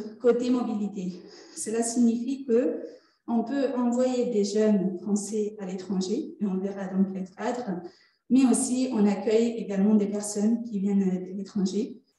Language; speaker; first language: French; non-native, fluent; Italian